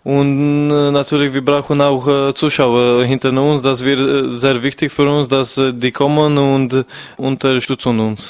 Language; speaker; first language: German; non-native, fluent; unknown